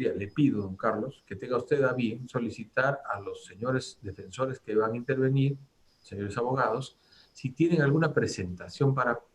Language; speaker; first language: Spanish; native; Spanish